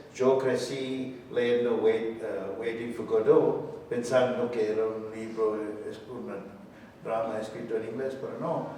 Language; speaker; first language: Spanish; non-native, fluent; Tamil